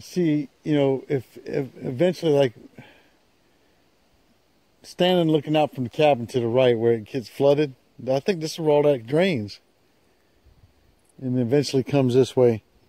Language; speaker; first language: English; native; English